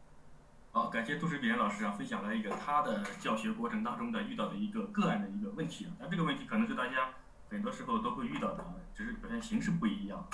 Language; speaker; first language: Chinese; native; Chinese